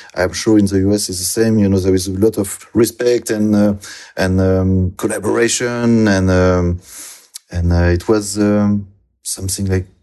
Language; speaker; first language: English; non-native, learner; French